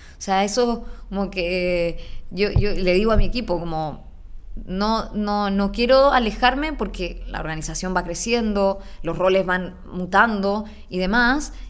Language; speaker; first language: Spanish; native; Spanish